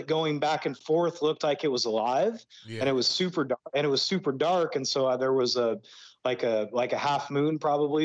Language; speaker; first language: English; native; English